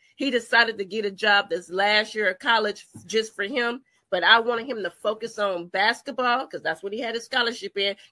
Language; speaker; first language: English; native; English